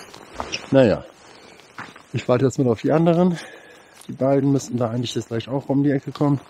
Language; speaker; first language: German; native; German